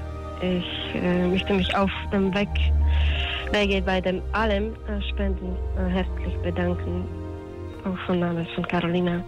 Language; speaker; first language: German; non-native, fluent; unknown